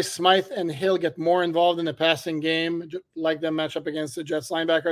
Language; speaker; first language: English; non-native, fluent; French